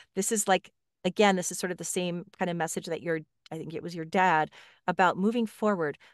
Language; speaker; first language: English; native; English